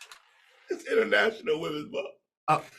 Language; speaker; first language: English; native; English